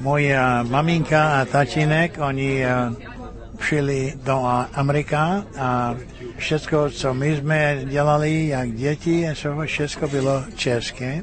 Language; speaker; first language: Czech; early bilingual, heritage; Czech